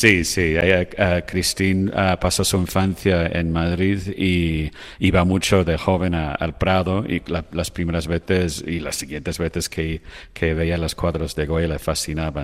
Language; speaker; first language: Spanish; non-native, fluent; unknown